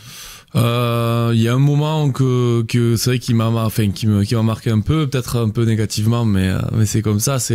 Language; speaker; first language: French; native; French